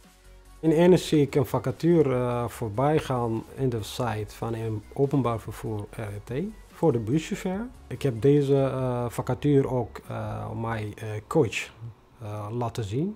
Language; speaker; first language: Dutch; non-native, fluent; Tigrinya